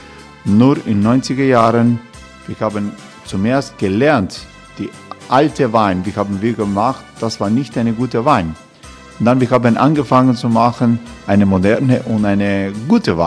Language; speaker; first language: German; non-native, fluent; Croatian